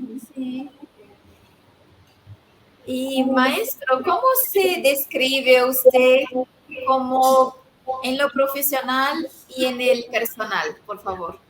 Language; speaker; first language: Spanish; non-native, fluent; Portuguese